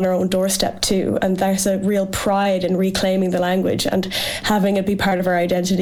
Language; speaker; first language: English; native; English